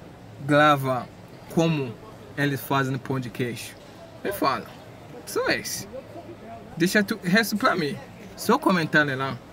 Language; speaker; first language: Portuguese; non-native, fluent; English